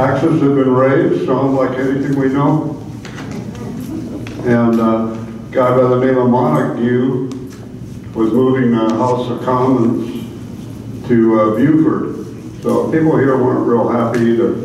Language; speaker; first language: English; native; English